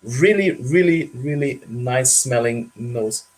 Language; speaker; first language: English; non-native, fluent; German